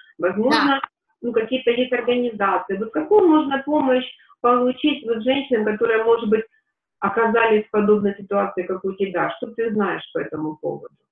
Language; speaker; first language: Russian; native; Russian